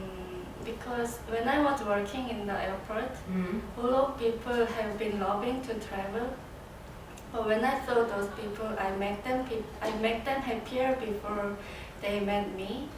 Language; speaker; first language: English; non-native, learner; Korean